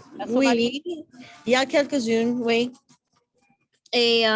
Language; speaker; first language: French; non-native, learner; English